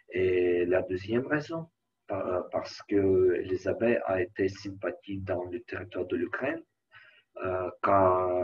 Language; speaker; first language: French; non-native, learner; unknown